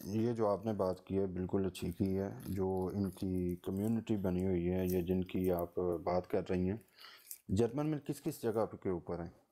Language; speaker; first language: Urdu; native; Urdu